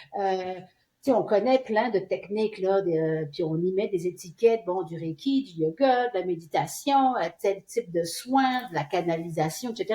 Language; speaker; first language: French; native; French